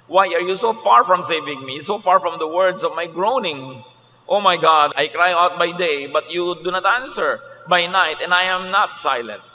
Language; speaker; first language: English; non-native, local second language; Filipino